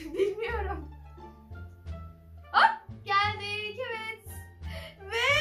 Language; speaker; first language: Turkish; native; Turkish